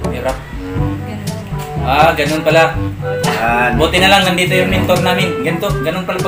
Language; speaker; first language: Filipino; non-native, local second language; Cebuano